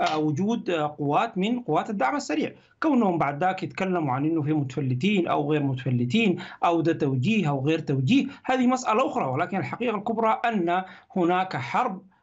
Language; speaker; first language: Arabic; native; Arabic